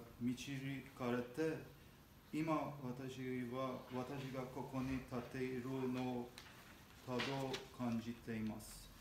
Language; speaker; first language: Japanese; non-native, learner; Armenian